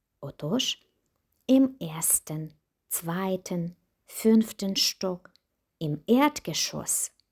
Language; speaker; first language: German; non-native, fluent; Ukrainian